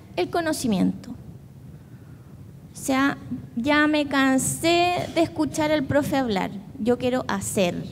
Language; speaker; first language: Spanish; native; Spanish